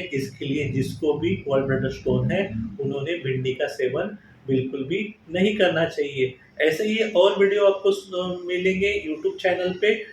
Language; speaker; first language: Hindi; non-native, local second language; Marathi